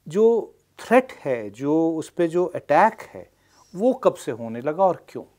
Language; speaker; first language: Hindi; non-native, local second language; Bangla